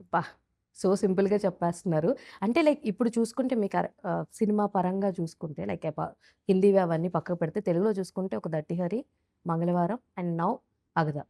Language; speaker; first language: Telugu; native; Telugu